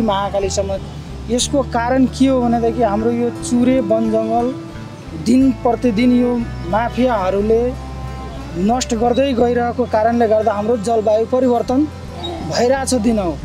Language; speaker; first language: Nepali; non-native, local second language; Maithili